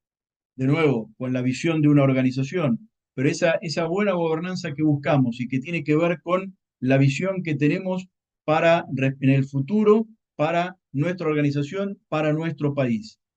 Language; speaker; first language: Spanish; native; Spanish